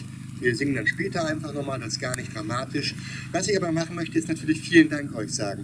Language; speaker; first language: German; native; German